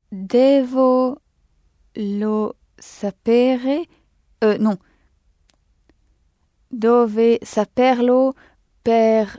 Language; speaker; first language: Italian; non-native, learner; French